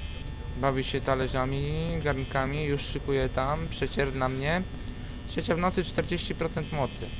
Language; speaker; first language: Polish; native; Polish